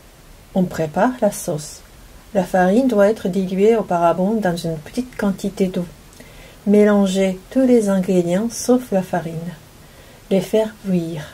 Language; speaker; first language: French; non-native, fluent; Japanese